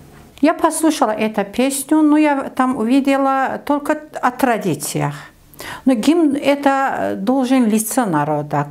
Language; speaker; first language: Russian; non-native, learner; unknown